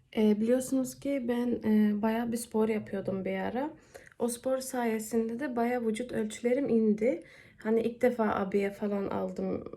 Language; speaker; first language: Turkish; early bilingual, heritage; Turkish